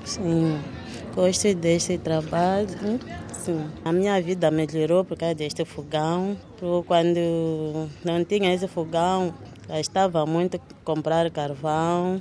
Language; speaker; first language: Portuguese; non-native, local second language; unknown